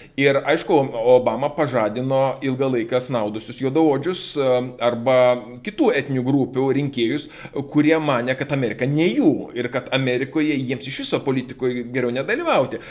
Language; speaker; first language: Lithuanian; non-native, local second language; Russian